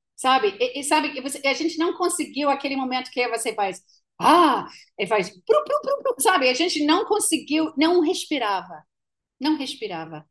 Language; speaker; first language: Portuguese; non-native, fluent; English